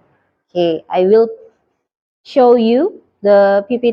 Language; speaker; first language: English; non-native, fluent; Indonesian